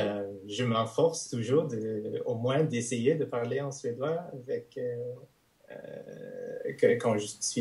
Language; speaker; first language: French; non-native, fluent; English